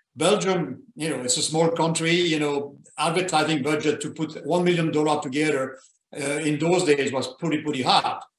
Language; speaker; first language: English; non-native, fluent; French